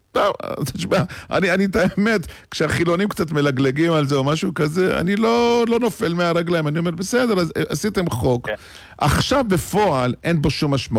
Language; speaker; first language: Hebrew; native; Hebrew